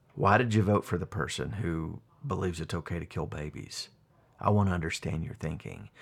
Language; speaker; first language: English; native; English